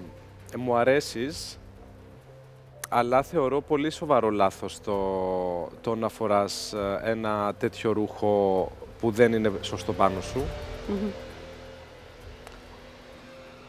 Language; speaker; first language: Greek; native; Greek